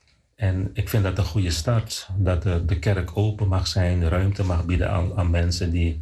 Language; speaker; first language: Dutch; non-native, fluent; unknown